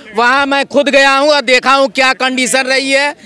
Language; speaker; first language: Hindi; native; Hindi